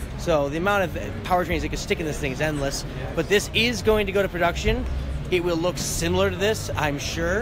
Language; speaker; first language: English; native; English